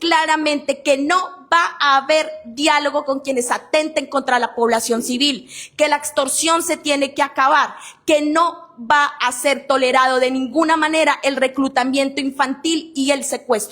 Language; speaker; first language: Spanish; native; Spanish